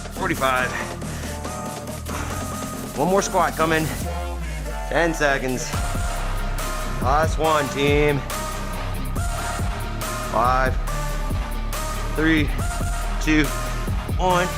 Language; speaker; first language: English; native; English